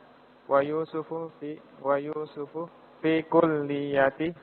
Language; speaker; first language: Arabic; non-native, learner; Indonesian